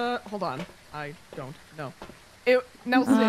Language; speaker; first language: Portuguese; non-native, learner; English